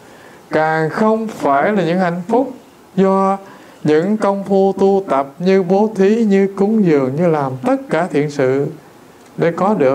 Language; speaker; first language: Vietnamese; native; Vietnamese